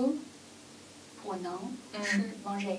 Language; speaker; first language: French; non-native, learner; Chinese